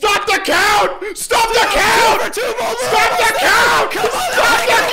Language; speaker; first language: English; native; English